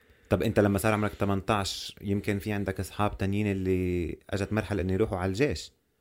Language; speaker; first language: Arabic; native; Arabic